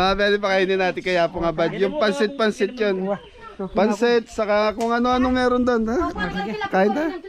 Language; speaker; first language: Filipino; non-native, local second language; Pampanga